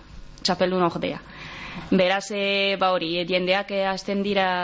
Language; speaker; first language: Basque; non-native, local second language; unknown